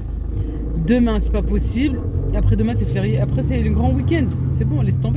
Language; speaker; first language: French; native; French